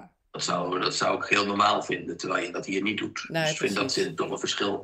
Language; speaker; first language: Dutch; native; Dutch